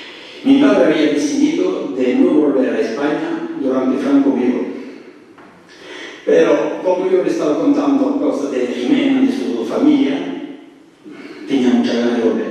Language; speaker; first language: Spanish; early bilingual, heritage; French